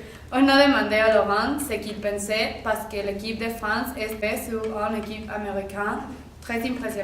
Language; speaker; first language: French; non-native, learner; Spanish